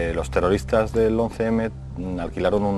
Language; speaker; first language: Spanish; native; Spanish